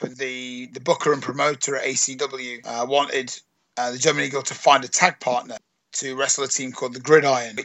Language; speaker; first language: English; native; English